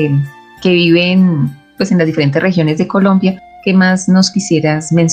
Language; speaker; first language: Spanish; native; Spanish